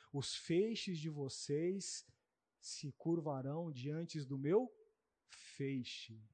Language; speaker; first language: Portuguese; native; Portuguese